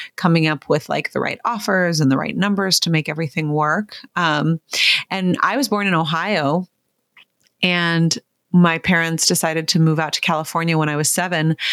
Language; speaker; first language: English; native; English